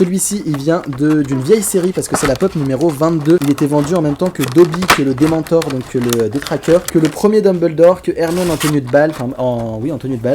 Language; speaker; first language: French; native; French